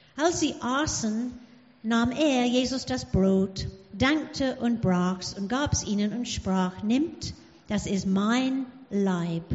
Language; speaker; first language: German; non-native, fluent; English